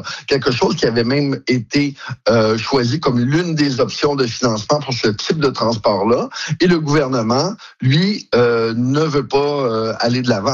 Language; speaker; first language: French; native; French